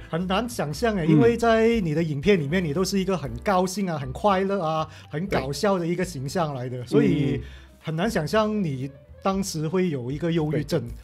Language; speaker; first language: Chinese; native; Chinese